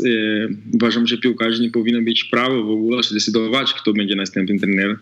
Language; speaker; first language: Polish; non-native, fluent; Portuguese